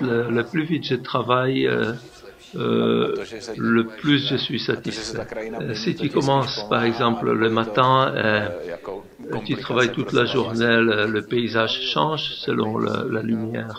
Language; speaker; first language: French; non-native, fluent; Czech